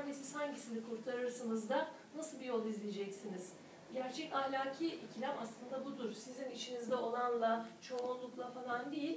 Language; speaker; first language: Turkish; native; Turkish